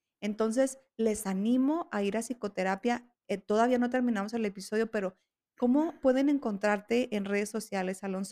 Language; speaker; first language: Spanish; native; Spanish